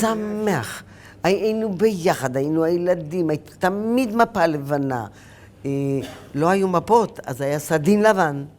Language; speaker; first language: Hebrew; early bilingual, other home language; Arabic